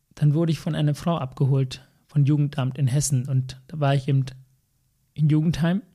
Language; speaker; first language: German; non-native, fluent; Tamil